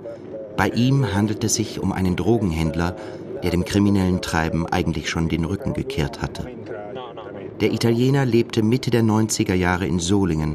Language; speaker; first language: German; native; German